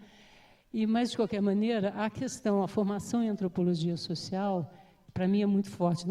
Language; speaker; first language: Portuguese; native; Portuguese